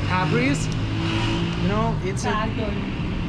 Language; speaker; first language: English; non-native, fluent; Persian